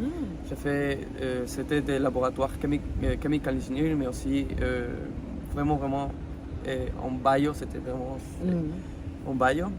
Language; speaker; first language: French; non-native, fluent; Spanish